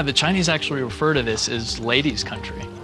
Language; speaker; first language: English; native; English